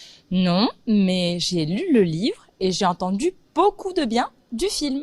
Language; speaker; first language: French; native; French